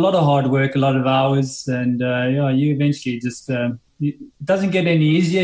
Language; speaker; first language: English; native; English